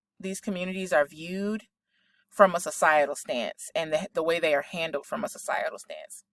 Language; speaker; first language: English; native; English